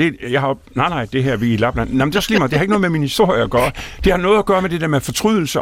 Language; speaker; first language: Danish; native; Danish